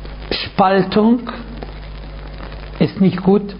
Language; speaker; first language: German; non-native, fluent; Arabic